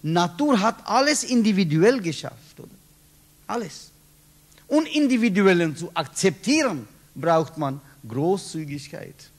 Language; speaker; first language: German; non-native, learner; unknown